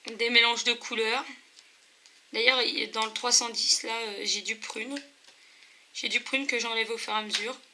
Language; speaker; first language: French; native; French